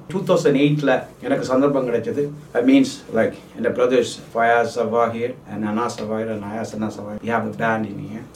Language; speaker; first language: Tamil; early bilingual, heritage; Tamil